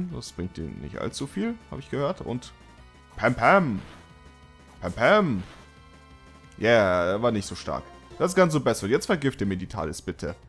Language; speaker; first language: German; native; German